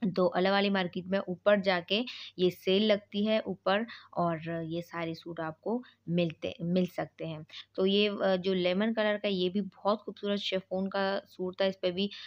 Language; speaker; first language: Urdu; native; Urdu